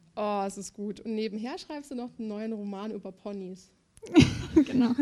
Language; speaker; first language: German; native; German